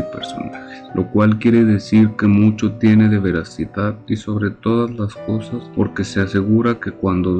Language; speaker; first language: Spanish; native; Spanish